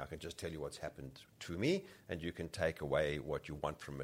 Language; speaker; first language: English; native; English